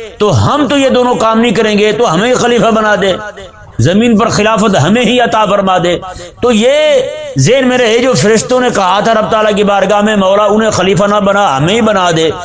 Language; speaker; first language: Urdu; non-native, local second language; Punjabi